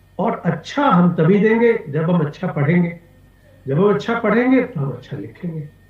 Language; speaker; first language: Hindi; non-native, local second language; Punjabi